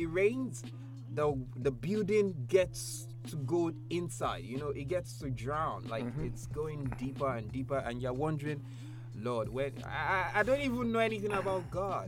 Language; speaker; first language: English; non-native, local second language; Yoruba